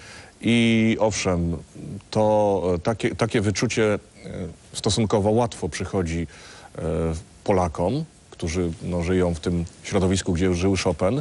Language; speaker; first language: Polish; native; Polish